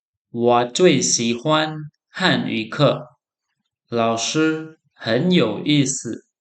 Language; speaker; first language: Chinese; non-native, fluent; Khmer